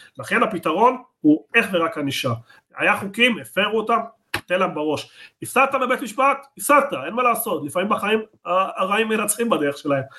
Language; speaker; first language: Hebrew; native; Hebrew